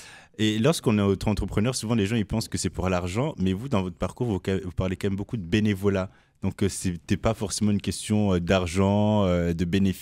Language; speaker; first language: French; native; French